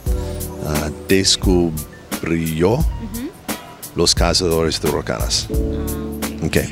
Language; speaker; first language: Spanish; non-native, learner; English